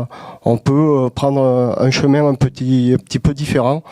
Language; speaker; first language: French; native; French